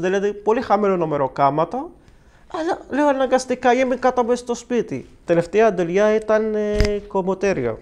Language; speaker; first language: Greek; non-native, learner; Arabic